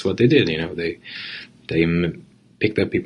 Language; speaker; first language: English; non-native, fluent; Portuguese